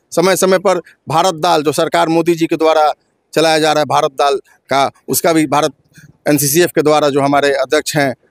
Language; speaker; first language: Hindi; native; Hindi